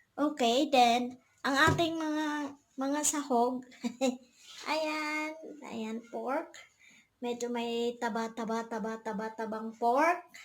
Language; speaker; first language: Filipino; non-native, local second language; Bikol